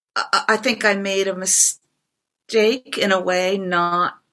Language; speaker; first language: English; non-native, fluent; Japanese